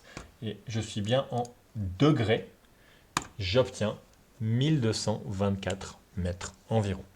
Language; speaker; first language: French; native; French